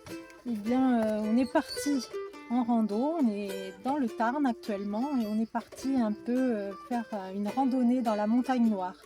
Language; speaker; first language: French; native; French